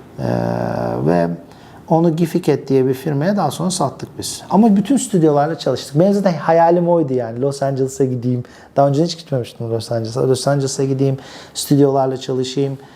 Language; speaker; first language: Turkish; early bilingual, other home language; English